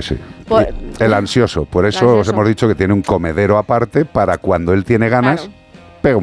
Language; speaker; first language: Spanish; native; Spanish